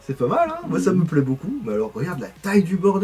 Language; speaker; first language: French; native; French